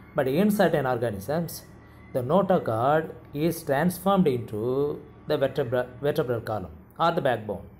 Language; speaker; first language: English; non-native, local second language; Tamil